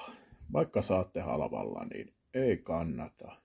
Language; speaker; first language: Finnish; native; Finnish